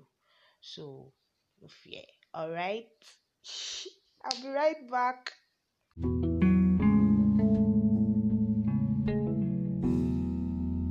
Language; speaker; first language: English; non-native, local second language; Yoruba